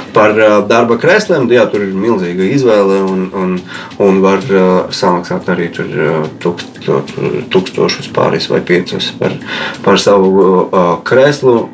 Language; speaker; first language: Latvian; non-native, local second language; Russian